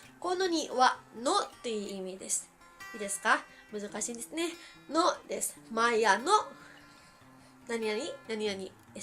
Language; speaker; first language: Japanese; early bilingual, heritage; Filipino